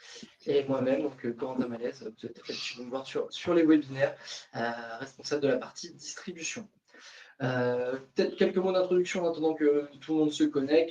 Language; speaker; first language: French; native; French